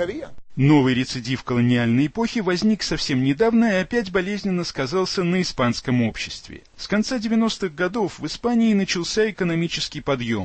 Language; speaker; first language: Russian; native; Russian